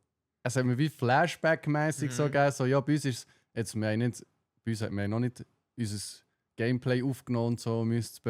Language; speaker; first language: German; native; German